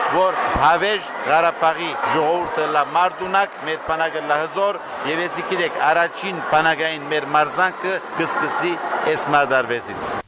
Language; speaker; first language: Armenian; early bilingual, heritage; Armenian